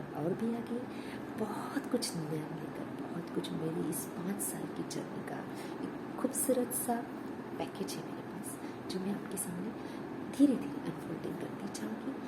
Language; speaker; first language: Hindi; non-native, local second language; Marathi